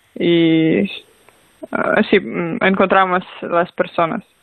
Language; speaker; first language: Spanish; non-native, learner; Ukrainian